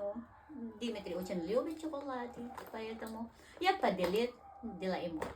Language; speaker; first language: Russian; non-native, learner; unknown